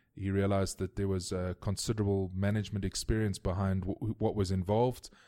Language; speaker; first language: English; native; English